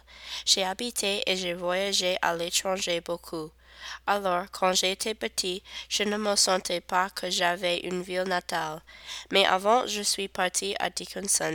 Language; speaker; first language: French; non-native, learner; English